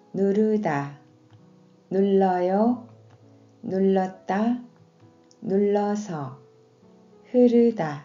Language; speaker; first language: Korean; non-native, fluent; Japanese